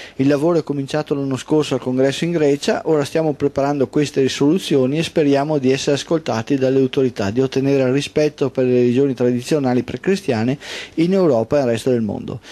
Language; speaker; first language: Italian; native; Italian